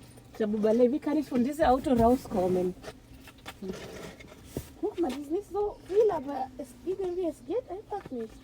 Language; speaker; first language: German; non-native, learner; Swahili